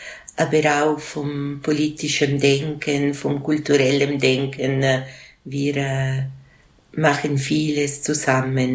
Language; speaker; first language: German; non-native, local second language; Italian